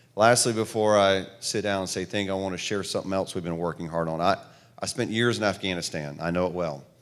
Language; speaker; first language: English; native; English